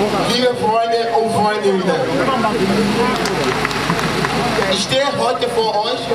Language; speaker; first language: German; non-native, fluent; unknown